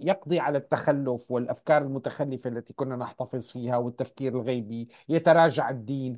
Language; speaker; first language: Arabic; native; Arabic